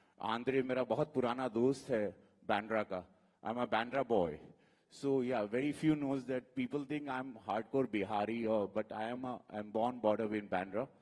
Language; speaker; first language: Hindi; native; Hindi